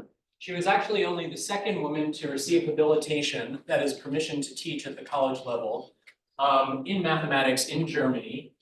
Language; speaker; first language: English; native; English